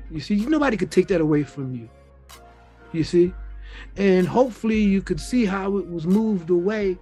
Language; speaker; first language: English; native; English